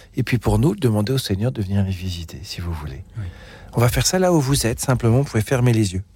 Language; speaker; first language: French; native; French